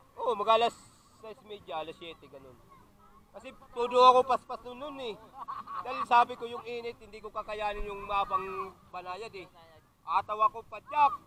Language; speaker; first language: Filipino; native; Filipino